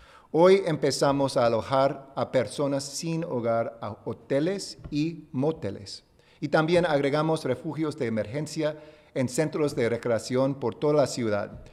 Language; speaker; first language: Spanish; non-native, fluent; English